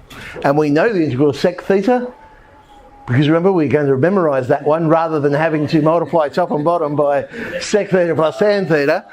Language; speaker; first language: English; native; English